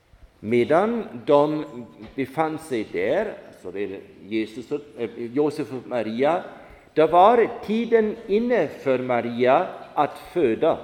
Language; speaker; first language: Swedish; non-native, fluent; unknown